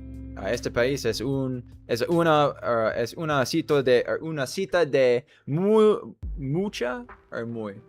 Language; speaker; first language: Spanish; non-native, learner; English